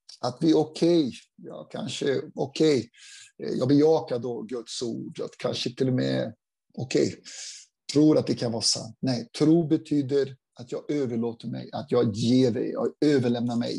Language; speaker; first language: Swedish; non-native, fluent; Portuguese